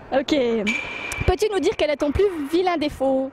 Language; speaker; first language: French; native; French